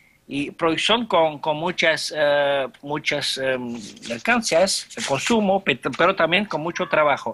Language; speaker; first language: Spanish; non-native, fluent; French